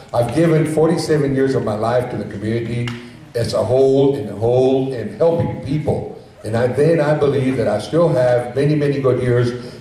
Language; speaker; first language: English; early bilingual, other home language; Spanish